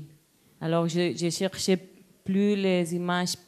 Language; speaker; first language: French; non-native, learner; Spanish